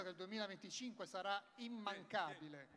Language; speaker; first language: Italian; native; Italian